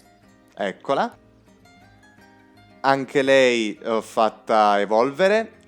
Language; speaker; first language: Italian; native; Italian